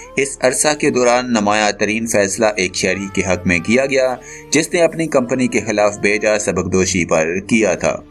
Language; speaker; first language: Urdu; native; Urdu